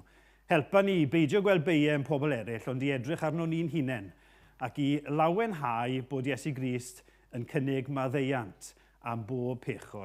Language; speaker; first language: Welsh; native; Welsh